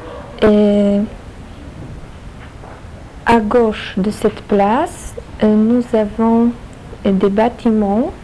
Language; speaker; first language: French; non-native, learner; Polish